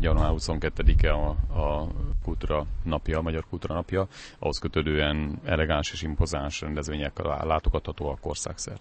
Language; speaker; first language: Hungarian; native; Hungarian